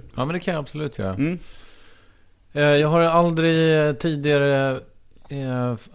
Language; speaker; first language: Swedish; native; Swedish